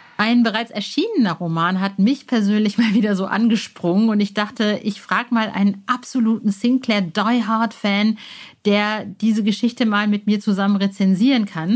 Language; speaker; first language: German; native; German